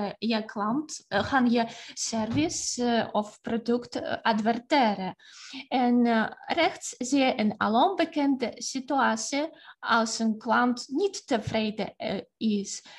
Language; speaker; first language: Dutch; non-native, fluent; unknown